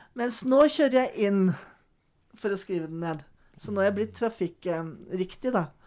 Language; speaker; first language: Norwegian; native; Norwegian